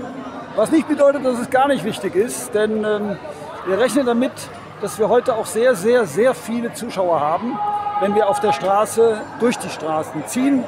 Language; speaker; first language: German; native; German